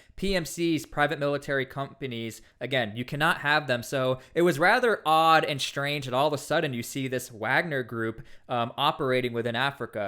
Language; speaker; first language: English; native; English